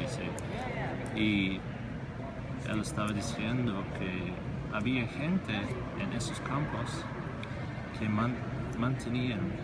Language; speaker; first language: Spanish; non-native, fluent; English